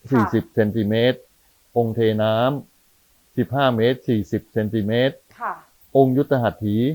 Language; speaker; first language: Thai; native; Thai